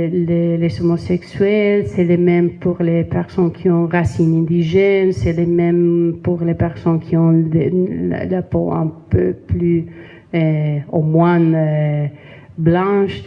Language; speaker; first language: French; non-native, learner; Spanish